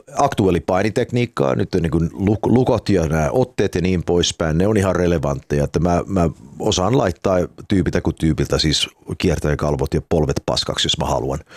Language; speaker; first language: Finnish; early bilingual, heritage; Finnish